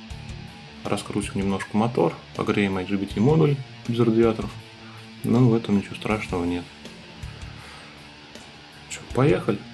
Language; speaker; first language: Russian; native; Russian